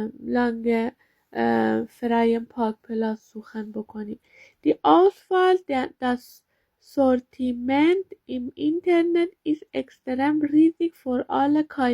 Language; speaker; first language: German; non-native, learner; Persian